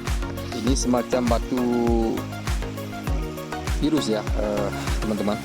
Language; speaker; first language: Indonesian; non-native, local second language; Achinese